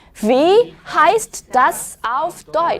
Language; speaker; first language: German; non-native, fluent; Korean